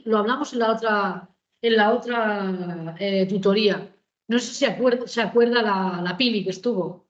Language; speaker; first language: Spanish; native; Spanish